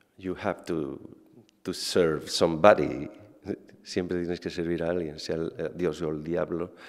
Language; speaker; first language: Spanish; native; Spanish